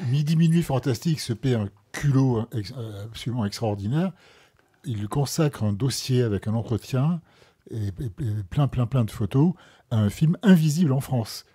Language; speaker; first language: French; native; French